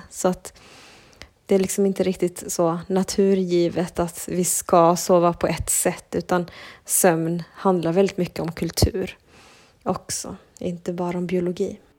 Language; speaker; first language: Swedish; early bilingual, other home language; Spanish